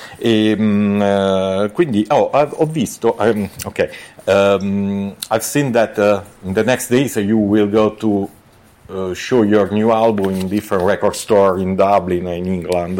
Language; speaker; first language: English; non-native, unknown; Italian